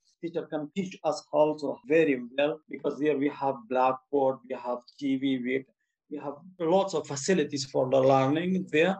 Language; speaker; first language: English; non-native, fluent; Persian